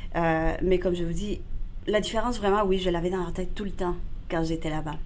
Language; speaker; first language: French; non-native, fluent; Spanish